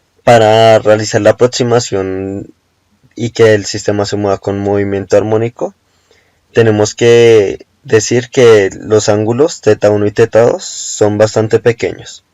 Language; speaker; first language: Spanish; native; Spanish